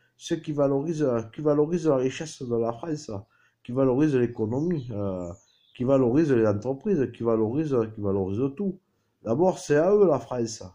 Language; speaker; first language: French; native; French